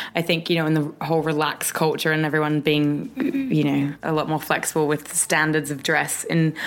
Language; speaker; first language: English; native; English